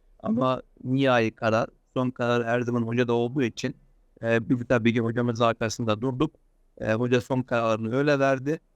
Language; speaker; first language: Turkish; early bilingual, heritage; Turkish